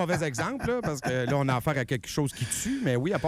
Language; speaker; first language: French; native; French